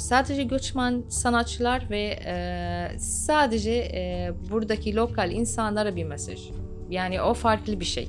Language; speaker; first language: Turkish; non-native, fluent; Arabic